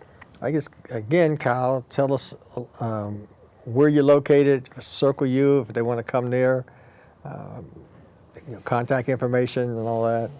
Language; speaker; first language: English; native; English